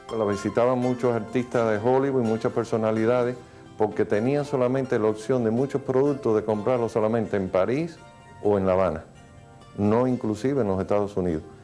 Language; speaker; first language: Spanish; native; Spanish